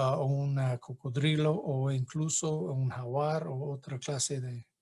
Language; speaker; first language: Spanish; non-native, fluent; English